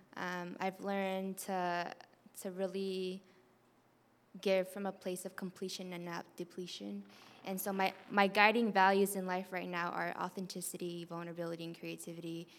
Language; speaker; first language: English; native; English